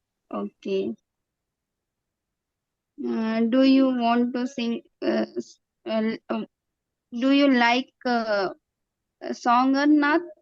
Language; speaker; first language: English; non-native, learner; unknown